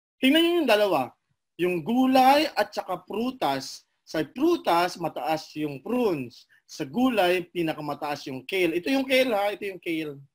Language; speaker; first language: Filipino; non-native, local second language; Cebuano